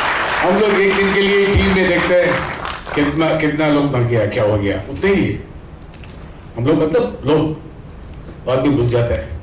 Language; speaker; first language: Hindi; non-native, local second language; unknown